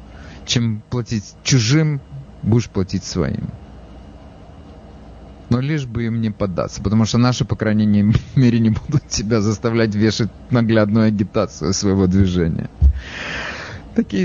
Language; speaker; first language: Russian; native; Russian